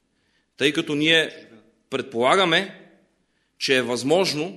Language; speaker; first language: Bulgarian; native; Bulgarian